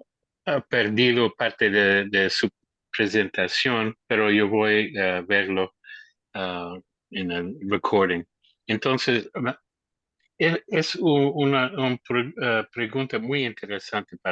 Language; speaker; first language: Spanish; non-native, learner; English